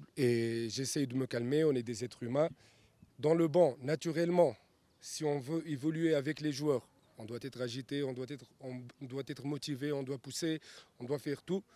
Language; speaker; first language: French; non-native, local second language; Arabic